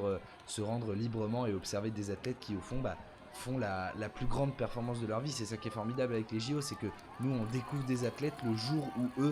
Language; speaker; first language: French; native; French